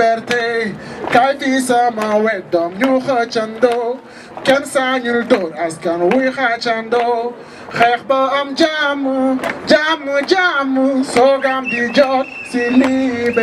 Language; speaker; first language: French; non-native, local second language; Wolof